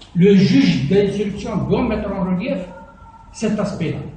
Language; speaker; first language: French; non-native, local second language; Arabic